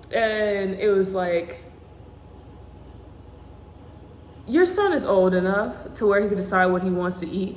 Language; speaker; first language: English; native; English